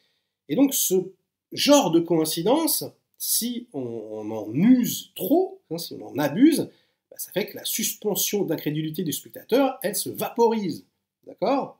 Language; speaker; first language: French; native; French